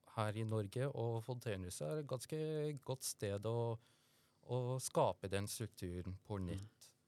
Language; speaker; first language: Norwegian; early bilingual, other home language; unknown